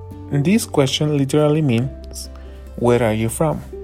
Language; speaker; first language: English; non-native, fluent; Spanish